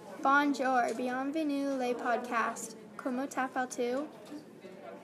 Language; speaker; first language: French; non-native, learner; English